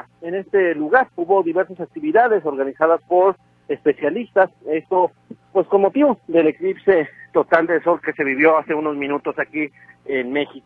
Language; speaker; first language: Spanish; native; Spanish